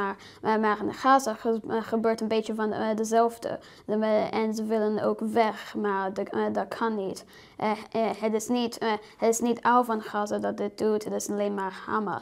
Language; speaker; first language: Dutch; early bilingual, heritage; Dutch